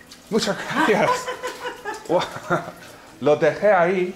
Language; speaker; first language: Spanish; non-native, learner; English